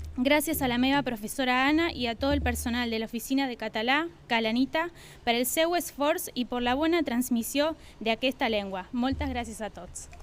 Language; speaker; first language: Catalan; non-native, learner; Spanish